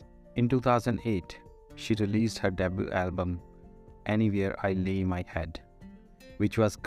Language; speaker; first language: English; non-native, local second language; Punjabi